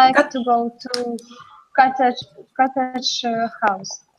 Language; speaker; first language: English; non-native, learner; Russian